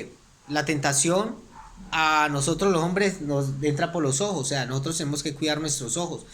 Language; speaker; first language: Spanish; native; Spanish